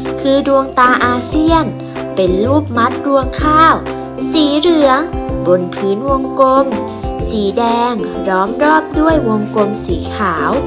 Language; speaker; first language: Thai; native; Thai